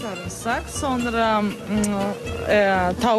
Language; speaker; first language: Turkish; non-native, learner; Georgian